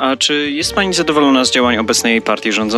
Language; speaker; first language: Polish; native; Polish